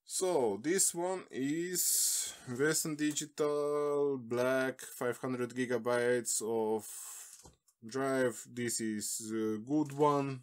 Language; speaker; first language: English; non-native, fluent; Slovenian